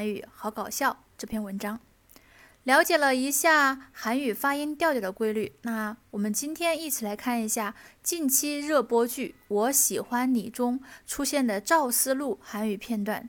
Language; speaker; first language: Chinese; native; Chinese